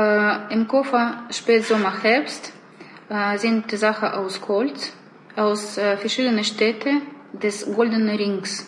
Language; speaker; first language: German; non-native, learner; Russian